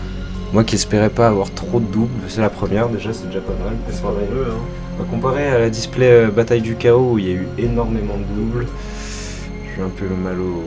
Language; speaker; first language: French; native; French